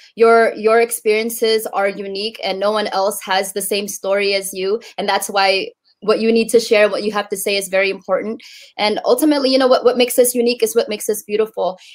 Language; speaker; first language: English; native; English